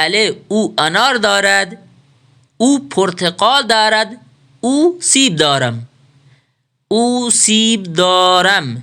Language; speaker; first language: Persian; non-native, fluent; Urdu